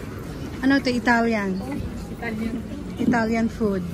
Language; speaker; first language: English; non-native, local second language; Filipino